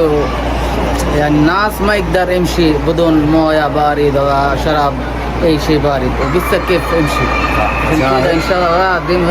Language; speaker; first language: Arabic; non-native, learner; Bangla